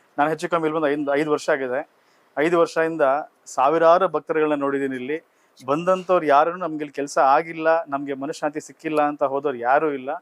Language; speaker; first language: Kannada; native; Kannada